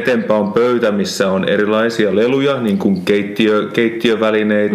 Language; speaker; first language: Finnish; non-native, fluent; Spanish